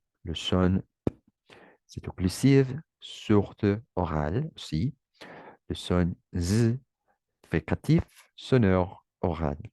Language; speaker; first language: French; non-native, learner; Spanish